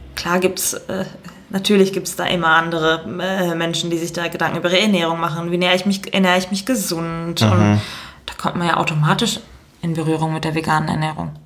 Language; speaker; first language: German; early bilingual, other home language; Turkish